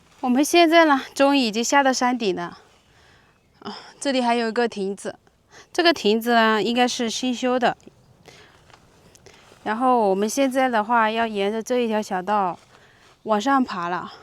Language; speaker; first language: Chinese; native; Chinese